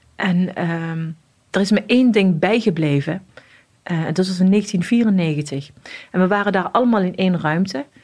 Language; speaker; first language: Dutch; early bilingual, other home language; Arabic